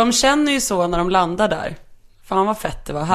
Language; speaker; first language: Swedish; native; Swedish